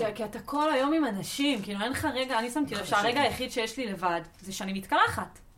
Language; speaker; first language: Hebrew; native; Hebrew